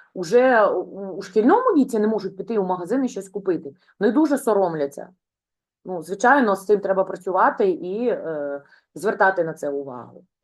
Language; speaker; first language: Ukrainian; non-native, local second language; Russian